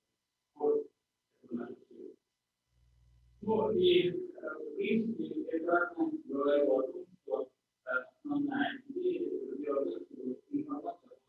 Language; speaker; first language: Russian; native; Russian